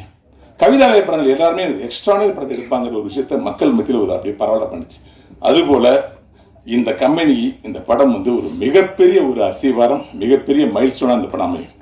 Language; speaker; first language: Tamil; native; Tamil